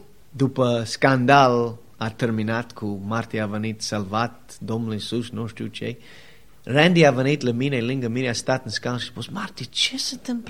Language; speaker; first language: Romanian; non-native, learner; English